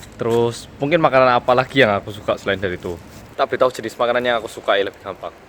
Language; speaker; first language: Indonesian; early bilingual, other home language; Korean